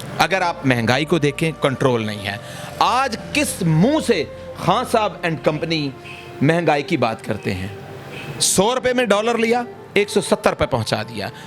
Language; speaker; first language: Urdu; non-native, local second language; Punjabi